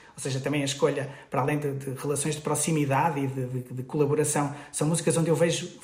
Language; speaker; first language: Portuguese; native; Portuguese